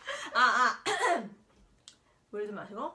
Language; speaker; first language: Korean; early bilingual, heritage; Korean